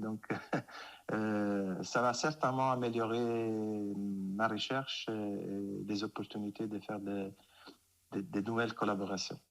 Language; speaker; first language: French; non-native, fluent; Italian